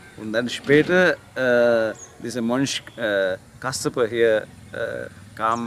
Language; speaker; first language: German; non-native, learner; Sinhala